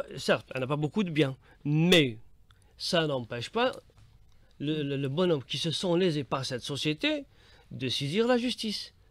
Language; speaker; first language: French; non-native, local second language; Arabic